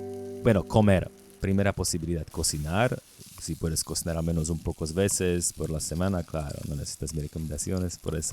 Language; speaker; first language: Spanish; non-native, learner; Slovak